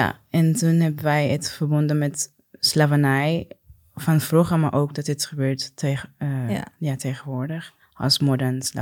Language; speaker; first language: Dutch; non-native, learner; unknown